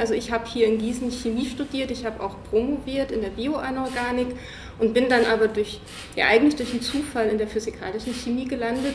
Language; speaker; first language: German; native; German